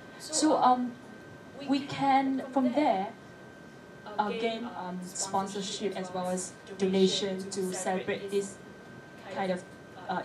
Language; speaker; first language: English; non-native, fluent; Vietnamese